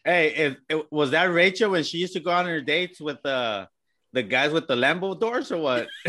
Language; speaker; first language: English; early bilingual, other home language; Spanish